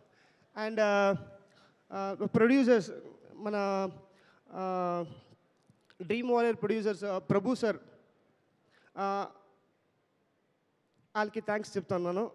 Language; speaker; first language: Telugu; non-native, learner; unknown